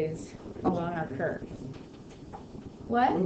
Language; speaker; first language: English; native; English